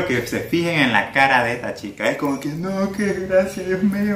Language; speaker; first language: Spanish; native; Spanish